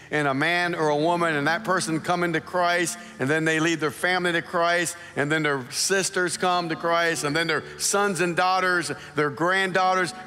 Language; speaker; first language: English; native; English